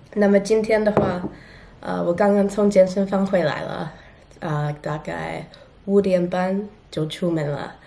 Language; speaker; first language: Chinese; non-native, fluent; English